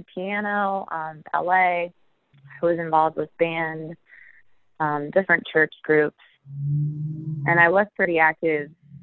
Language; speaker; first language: English; native; English